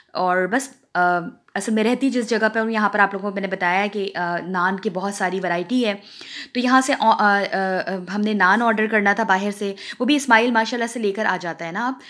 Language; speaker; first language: Urdu; non-native, local second language; Punjabi